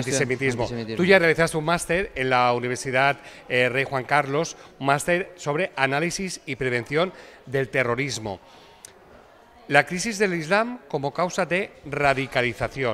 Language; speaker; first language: Spanish; non-native, local second language; Catalan